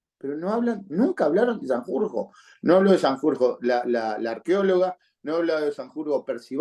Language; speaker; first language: Spanish; native; Spanish